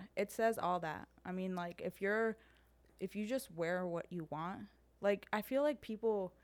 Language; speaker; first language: English; early bilingual, heritage; Serbian